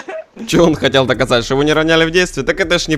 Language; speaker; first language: Russian; native; Russian